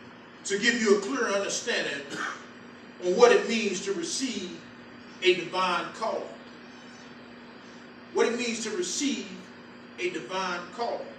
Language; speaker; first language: English; native; English